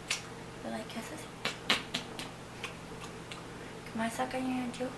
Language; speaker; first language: English; native; English